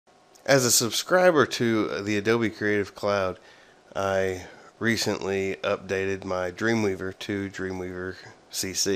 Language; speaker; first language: English; native; English